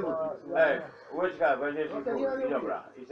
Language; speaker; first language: Polish; native; Polish